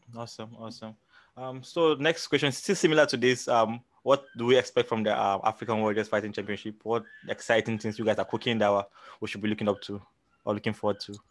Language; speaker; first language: English; non-native, local second language; Hausa